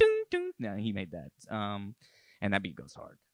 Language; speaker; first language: English; native; English